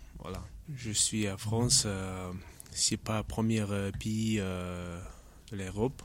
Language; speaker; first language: French; non-native, learner; Chechen